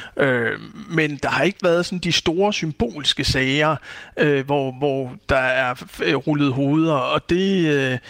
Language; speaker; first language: Danish; native; Danish